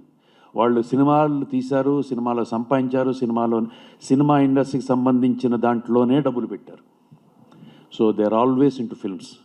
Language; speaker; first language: Telugu; native; Telugu